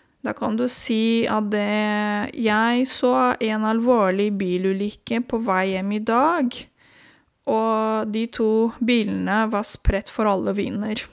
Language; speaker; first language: Norwegian; non-native, fluent; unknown